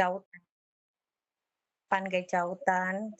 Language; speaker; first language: Chinese; non-native, learner; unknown